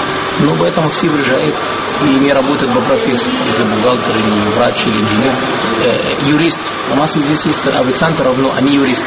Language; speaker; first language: Russian; non-native, fluent; Arabic